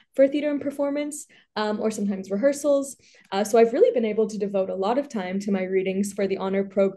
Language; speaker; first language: English; native; English